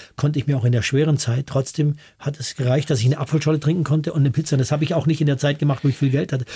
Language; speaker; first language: German; native; German